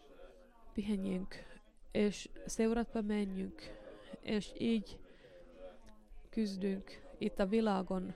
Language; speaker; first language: Hungarian; non-native, learner; Finnish